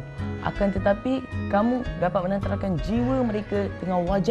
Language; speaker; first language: Malay; native; Malay